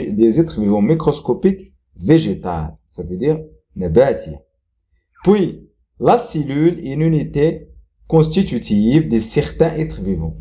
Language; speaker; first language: French; non-native, local second language; Arabic